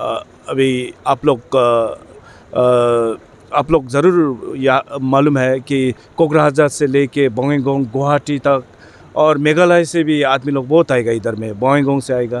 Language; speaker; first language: Hindi; non-native, learner; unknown